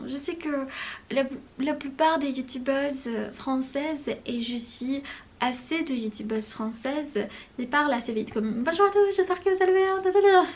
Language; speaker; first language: French; non-native, fluent; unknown